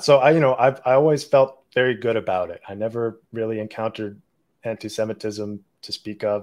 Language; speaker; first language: English; native; English